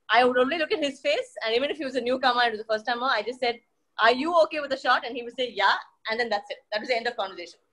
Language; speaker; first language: English; non-native, local second language; Tamil